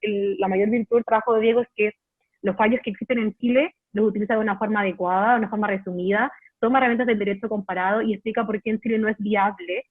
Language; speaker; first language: Spanish; native; Spanish